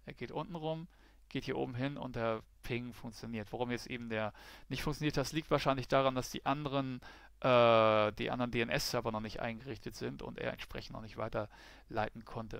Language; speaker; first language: German; native; German